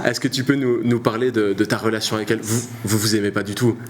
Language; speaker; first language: French; native; French